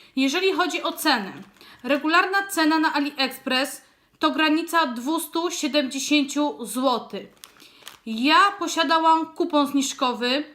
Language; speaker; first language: Polish; native; Polish